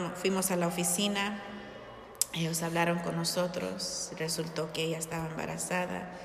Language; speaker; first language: Spanish; early bilingual, heritage; Spanish